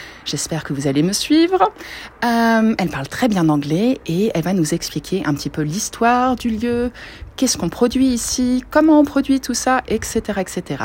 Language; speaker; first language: French; native; French